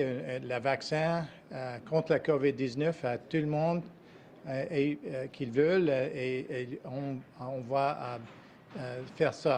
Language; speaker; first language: French; non-native, local second language; English